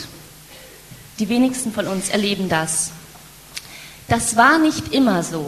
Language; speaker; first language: German; native; German